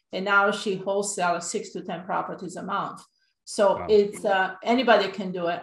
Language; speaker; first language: English; non-native, fluent; Italian